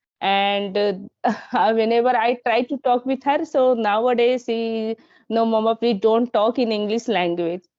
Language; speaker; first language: English; non-native, learner; Hindi